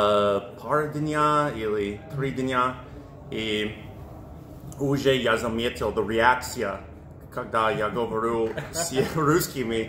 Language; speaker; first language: Russian; non-native, learner; English